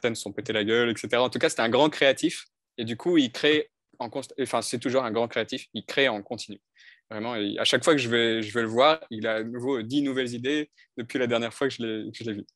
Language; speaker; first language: French; native; French